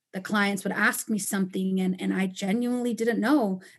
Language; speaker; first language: English; non-native, fluent; Spanish